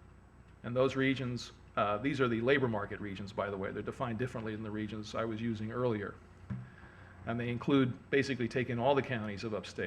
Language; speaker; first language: English; native; English